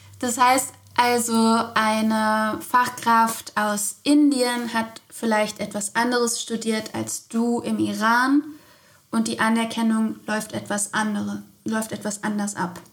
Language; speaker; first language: German; native; German